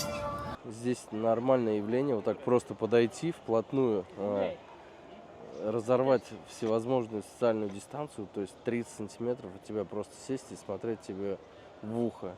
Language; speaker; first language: Russian; native; Russian